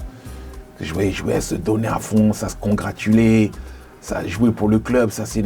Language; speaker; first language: French; native; French